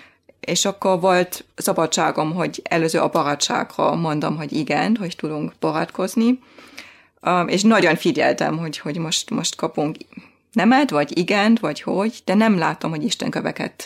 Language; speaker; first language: Hungarian; non-native, fluent; German